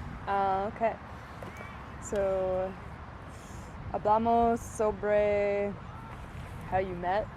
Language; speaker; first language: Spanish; non-native, learner; English